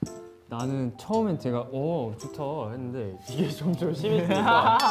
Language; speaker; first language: Korean; native; Korean